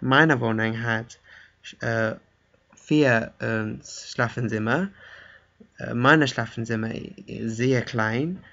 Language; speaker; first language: German; non-native, learner; English